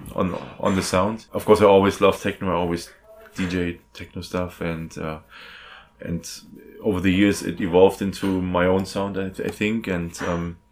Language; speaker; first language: English; non-native, fluent; German